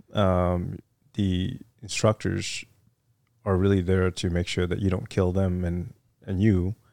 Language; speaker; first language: English; non-native, fluent; French